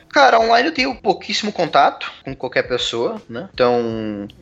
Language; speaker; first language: Portuguese; native; Portuguese